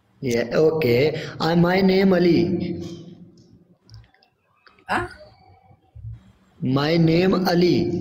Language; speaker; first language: English; non-native, learner; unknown